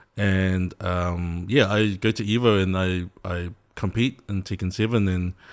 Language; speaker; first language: English; native; English